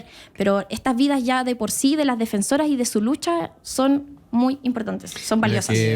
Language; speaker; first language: Spanish; native; Spanish